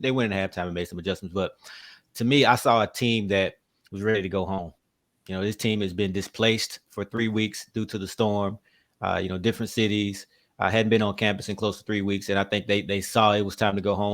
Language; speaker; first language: English; native; English